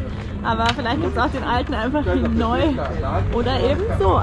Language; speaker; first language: German; native; German